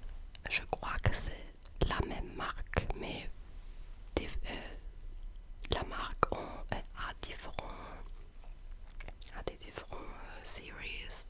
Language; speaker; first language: French; non-native, learner; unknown